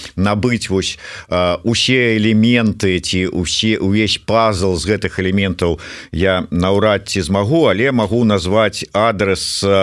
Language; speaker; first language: Belarusian; non-native, local second language; Russian